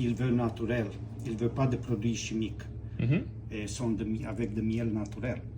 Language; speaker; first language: French; non-native, fluent; Romanian